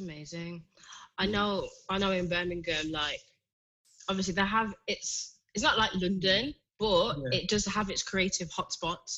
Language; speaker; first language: English; native; English